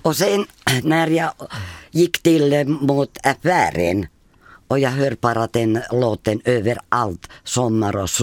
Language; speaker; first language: Swedish; non-native, fluent; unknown